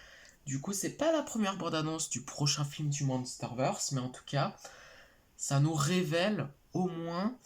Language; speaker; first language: French; native; French